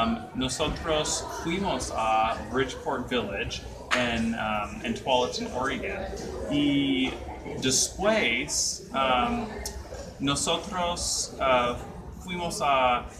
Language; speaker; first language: Spanish; non-native, learner; English